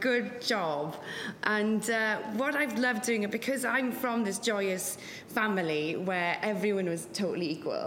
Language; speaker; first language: English; non-native, local second language; Welsh